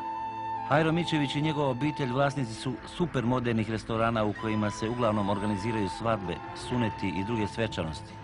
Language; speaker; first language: Bosnian; native; Bosnian